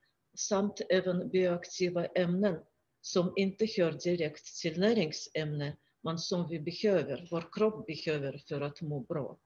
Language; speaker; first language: Swedish; non-native, fluent; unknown